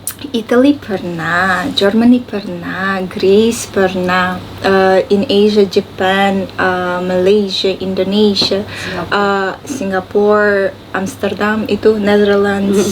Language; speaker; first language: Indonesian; non-native, learner; Uzbek